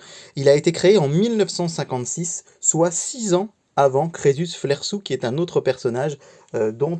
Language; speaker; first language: French; native; French